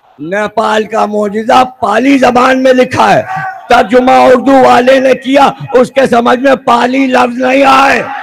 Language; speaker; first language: Urdu; native; Urdu